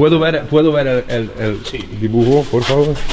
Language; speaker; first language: Spanish; non-native, learner; Hungarian